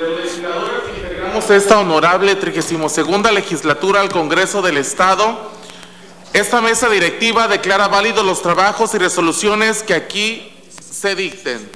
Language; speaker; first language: Spanish; native; Spanish